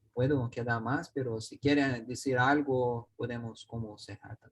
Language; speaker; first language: Spanish; non-native, learner; Portuguese